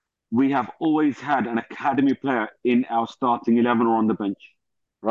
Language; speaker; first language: English; native; English